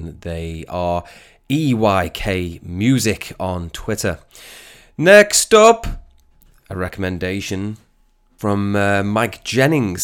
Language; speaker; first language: English; native; English